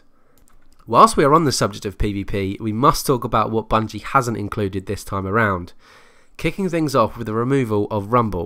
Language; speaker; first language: English; native; English